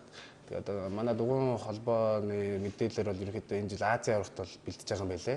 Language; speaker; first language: Mongolian; native; Mongolian